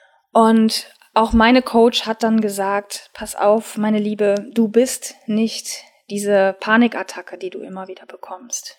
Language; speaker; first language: German; native; German